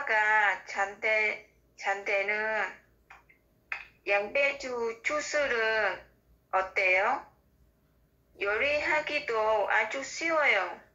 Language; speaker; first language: Korean; non-native, learner; Vietnamese